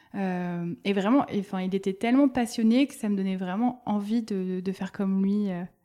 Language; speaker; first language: French; native; French